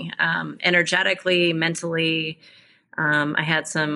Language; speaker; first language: English; native; English